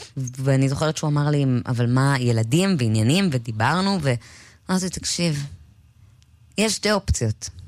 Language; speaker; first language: Hebrew; native; Hebrew